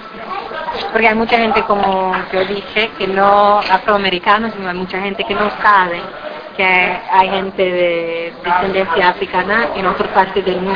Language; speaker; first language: Spanish; non-native, fluent; English